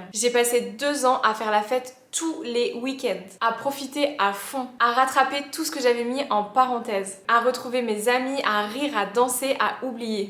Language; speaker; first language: French; native; French